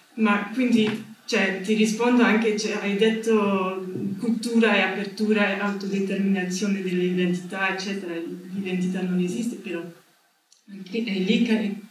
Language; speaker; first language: Italian; non-native, learner; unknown